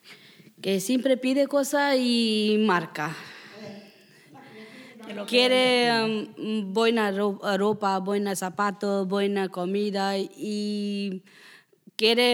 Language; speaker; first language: Spanish; non-native, learner; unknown